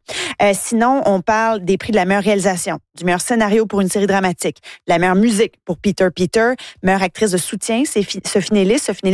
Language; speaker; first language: French; native; French